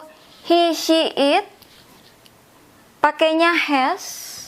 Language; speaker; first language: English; non-native, fluent; Indonesian